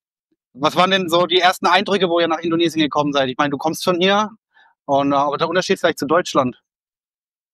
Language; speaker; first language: German; native; German